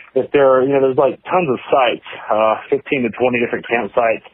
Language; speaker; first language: English; native; English